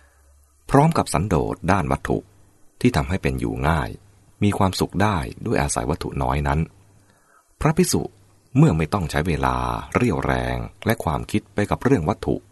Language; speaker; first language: Thai; native; Thai